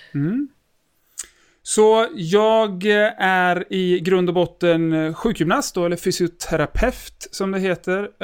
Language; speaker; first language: Swedish; native; Swedish